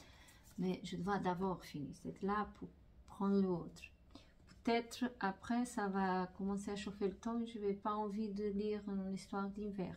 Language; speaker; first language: French; non-native, fluent; Portuguese